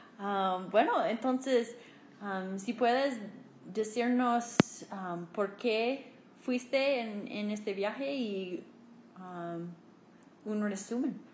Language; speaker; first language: Spanish; non-native, fluent; English